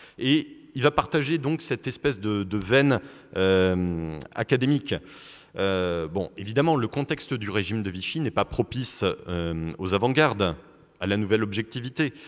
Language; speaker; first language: French; native; French